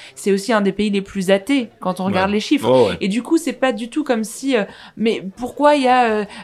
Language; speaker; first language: French; native; French